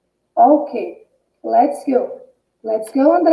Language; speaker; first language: English; non-native, fluent; Portuguese